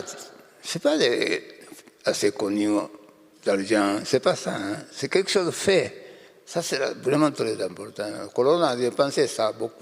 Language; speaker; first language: French; non-native, learner; Japanese